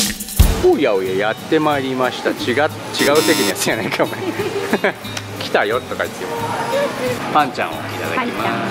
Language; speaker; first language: Japanese; native; Japanese